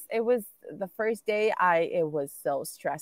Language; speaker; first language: English; non-native, fluent; Romanian